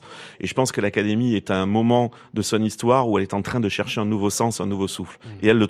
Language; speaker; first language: French; native; French